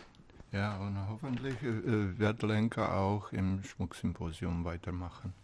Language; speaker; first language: German; non-native, fluent; Czech